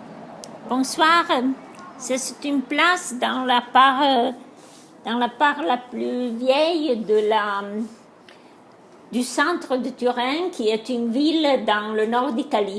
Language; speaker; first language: French; non-native, learner; Italian